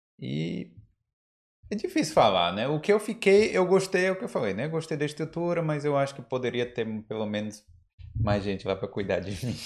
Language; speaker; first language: Portuguese; native; Portuguese